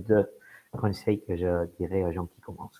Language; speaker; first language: French; non-native, fluent; Spanish